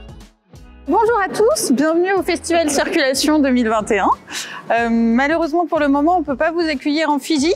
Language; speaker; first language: French; native; French